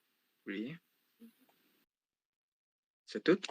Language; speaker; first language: French; non-native, learner; Spanish